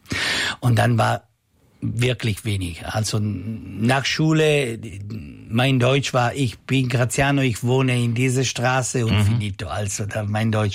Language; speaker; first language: German; non-native, local second language; Italian